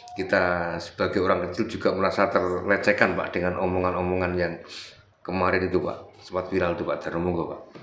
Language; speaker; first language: Indonesian; native; Indonesian